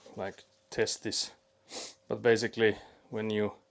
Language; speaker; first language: English; non-native, fluent; Finnish